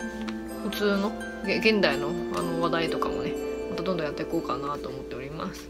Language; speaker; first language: Japanese; native; Japanese